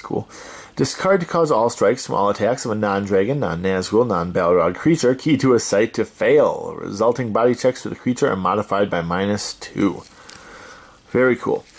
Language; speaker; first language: English; native; English